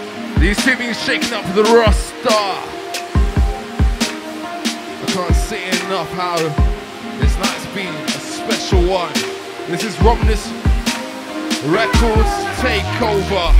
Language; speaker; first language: English; native; English